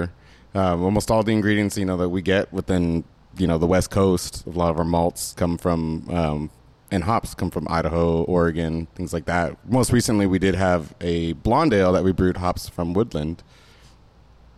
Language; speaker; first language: English; native; English